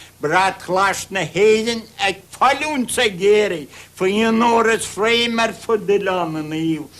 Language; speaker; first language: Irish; native; Irish